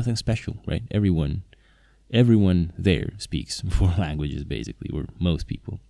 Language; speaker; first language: English; non-native, fluent; Slovak